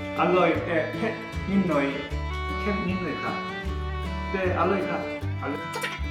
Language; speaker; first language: Thai; non-native, learner; Korean